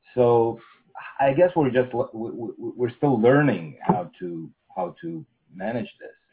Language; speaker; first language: English; non-native, fluent; Russian